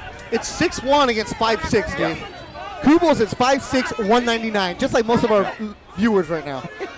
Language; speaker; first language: English; native; English